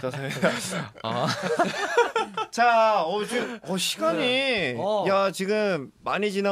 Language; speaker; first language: Korean; native; Korean